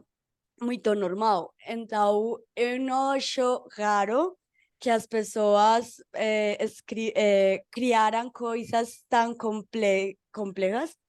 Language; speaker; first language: Portuguese; non-native, fluent; Spanish